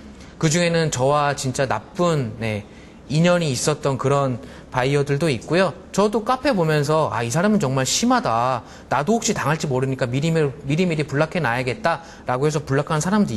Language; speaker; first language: Korean; native; Korean